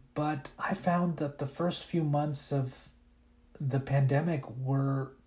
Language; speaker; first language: English; early bilingual, other home language; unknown